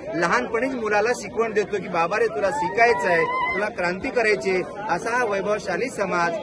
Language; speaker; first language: Marathi; non-native, local second language; Lambadi